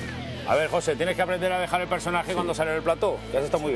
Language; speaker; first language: Spanish; native; Spanish